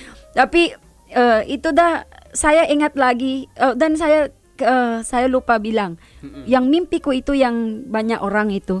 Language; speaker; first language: Indonesian; non-native, fluent; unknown